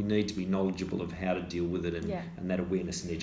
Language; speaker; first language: English; native; English